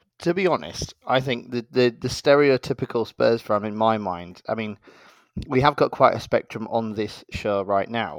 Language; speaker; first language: English; native; English